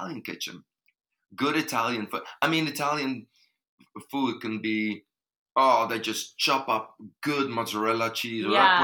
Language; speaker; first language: English; non-native, fluent; Dutch